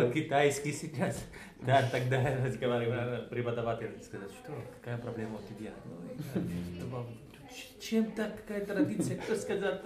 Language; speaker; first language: Russian; non-native, learner; Arabic